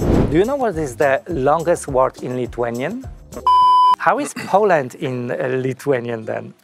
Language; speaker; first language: English; non-native, fluent; Polish